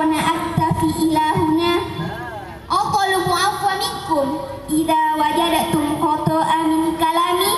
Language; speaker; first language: Arabic; non-native, learner; Indonesian